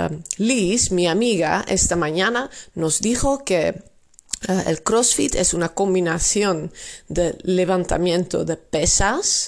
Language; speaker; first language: Spanish; non-native, fluent; Dutch